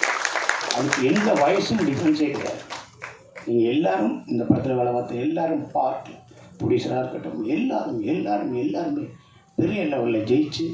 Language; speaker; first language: Tamil; native; Tamil